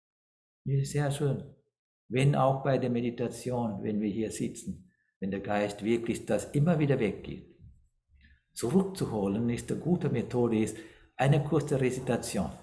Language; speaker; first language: German; non-native, fluent; Sinhala